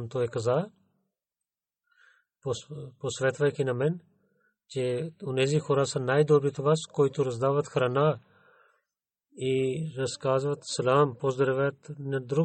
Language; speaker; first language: Bulgarian; non-native, learner; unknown